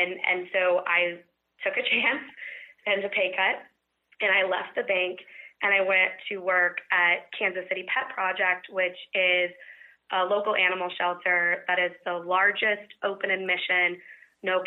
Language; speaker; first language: English; native; English